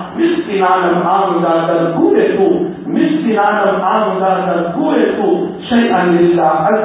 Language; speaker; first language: Urdu; non-native, local second language; Gujarati